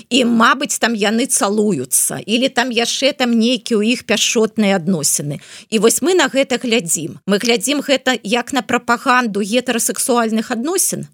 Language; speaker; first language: Belarusian; non-native, local second language; Russian